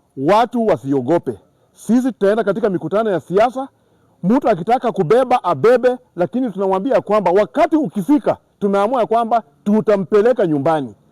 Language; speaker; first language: Swahili; non-native, local second language; Luyia